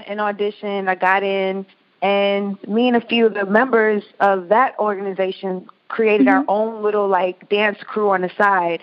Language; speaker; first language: English; native; English